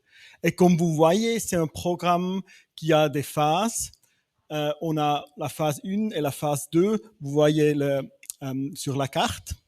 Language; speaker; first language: French; non-native, fluent; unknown